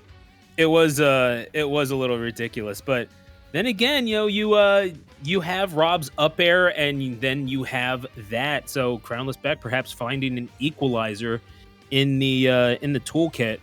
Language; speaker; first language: English; native; English